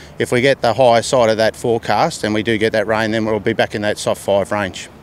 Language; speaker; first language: English; native; English